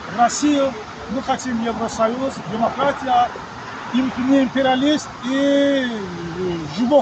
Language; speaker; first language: Russian; non-native, learner; Azerbaijani